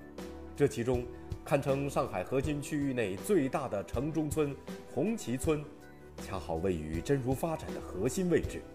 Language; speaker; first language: Chinese; native; Chinese